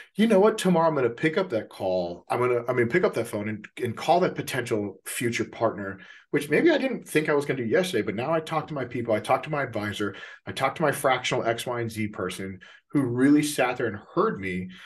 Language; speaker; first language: English; native; English